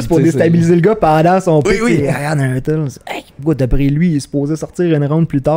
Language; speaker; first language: French; native; French